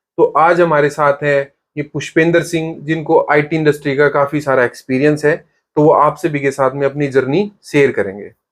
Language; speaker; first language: Hindi; native; Hindi